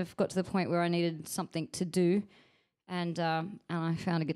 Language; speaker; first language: English; native; English